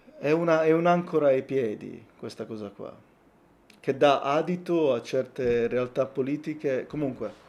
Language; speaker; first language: Italian; native; Italian